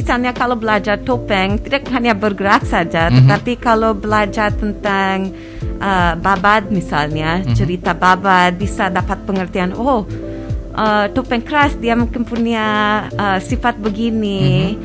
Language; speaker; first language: Indonesian; non-native, fluent; English